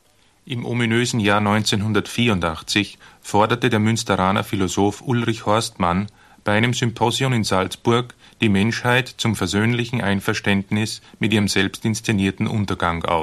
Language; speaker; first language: German; native; German